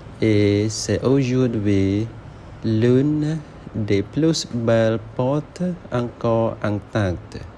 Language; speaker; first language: French; non-native, learner; Khmer